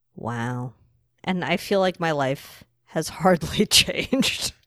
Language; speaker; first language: English; native; English